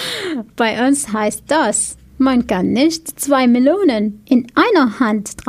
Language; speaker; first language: German; non-native, learner; Arabic